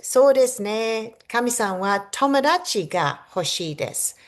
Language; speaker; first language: Japanese; non-native, fluent; English